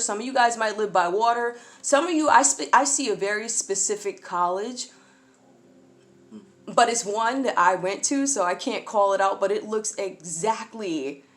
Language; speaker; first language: English; native; English